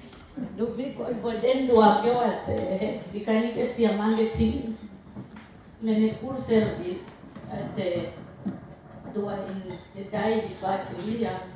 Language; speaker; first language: Danish; non-native, learner; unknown